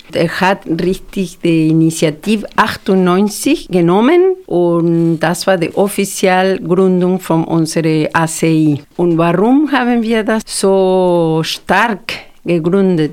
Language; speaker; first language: German; non-native, fluent; Spanish